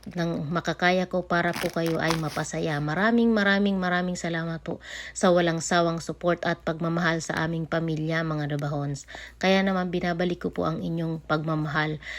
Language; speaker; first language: Filipino; non-native, local second language; Bikol